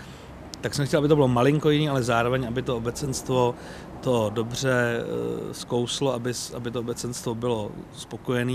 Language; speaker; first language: Czech; native; Czech